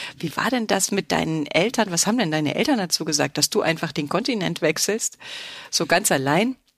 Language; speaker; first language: German; native; German